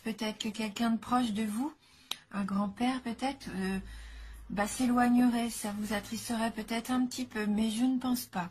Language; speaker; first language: French; native; French